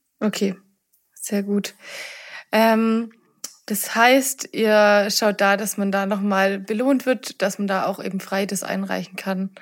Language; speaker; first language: German; native; German